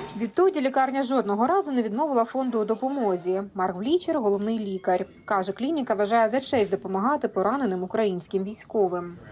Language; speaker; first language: Ukrainian; native; Ukrainian